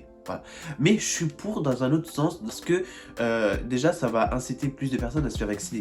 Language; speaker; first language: French; native; French